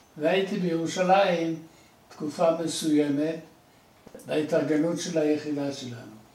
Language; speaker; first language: Hebrew; native; Hebrew